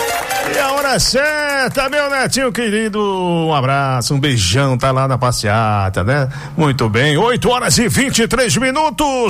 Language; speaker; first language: Portuguese; native; Portuguese